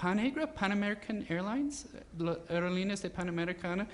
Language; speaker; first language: Spanish; non-native, fluent; English